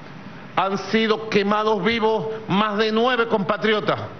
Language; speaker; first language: Spanish; native; Spanish